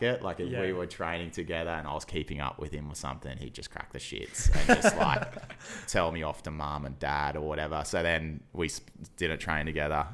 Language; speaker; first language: English; native; English